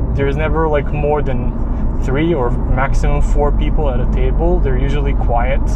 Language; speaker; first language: English; non-native, fluent; Serbian